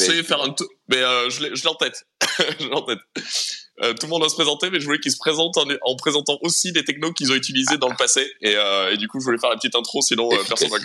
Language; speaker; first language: French; native; French